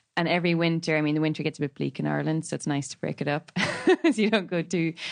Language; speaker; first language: English; native; English